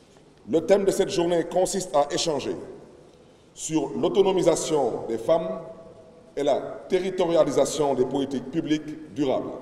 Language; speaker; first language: French; non-native, local second language; Wolof